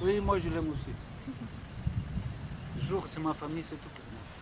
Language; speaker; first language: French; non-native, learner; Romanian